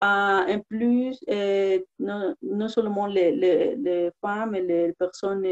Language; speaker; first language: French; non-native, learner; Spanish